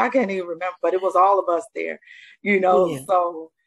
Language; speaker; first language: English; native; English